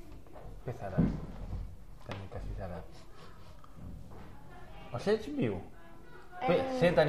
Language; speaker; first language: Welsh; non-native, local second language; Spanish